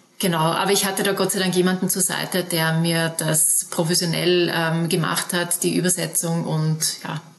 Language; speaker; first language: German; native; German